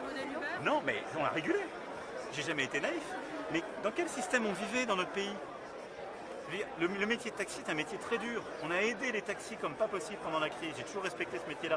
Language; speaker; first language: French; native; French